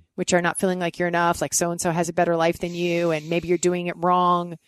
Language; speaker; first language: English; native; English